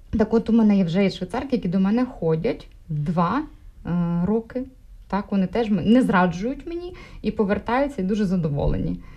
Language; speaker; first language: Ukrainian; non-native, local second language; Russian